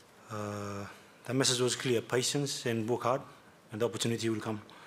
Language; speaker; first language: English; non-native, local second language; Fijian